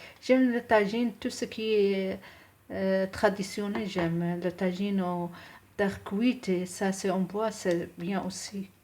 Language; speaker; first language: French; non-native, local second language; Arabic